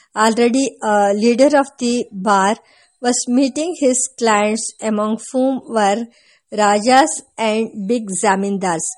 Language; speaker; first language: English; non-native, local second language; Kannada